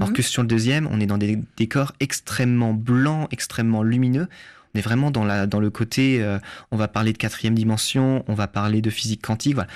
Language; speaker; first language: French; native; French